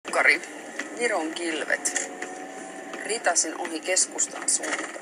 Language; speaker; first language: Finnish; native; Finnish